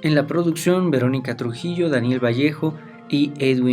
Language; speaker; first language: Spanish; native; Spanish